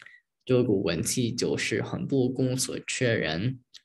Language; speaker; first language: Chinese; early bilingual, heritage; Chinese